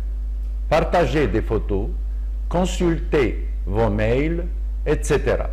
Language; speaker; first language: French; non-native, local second language; Arabic